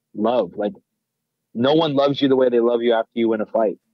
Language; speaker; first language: English; native; English